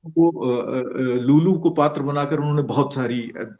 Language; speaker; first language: Hindi; native; Hindi